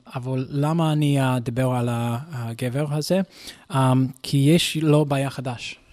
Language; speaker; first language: Hebrew; non-native, learner; English